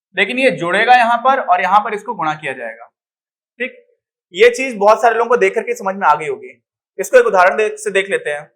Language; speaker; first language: Hindi; native; Hindi